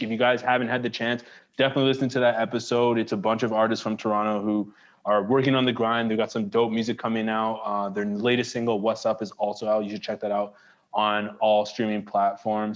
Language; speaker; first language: English; native; English